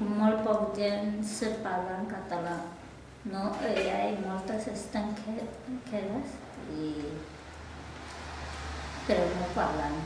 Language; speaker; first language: Catalan; non-native, learner; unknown